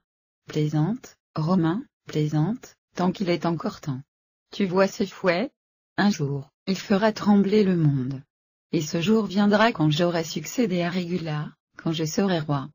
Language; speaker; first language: French; native; French